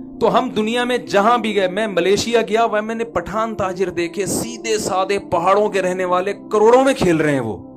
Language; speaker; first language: Urdu; native; Urdu